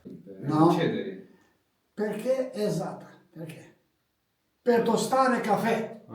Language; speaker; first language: Italian; non-native, learner; Albanian